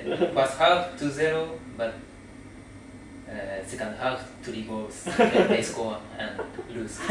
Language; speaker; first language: English; non-native, learner; Japanese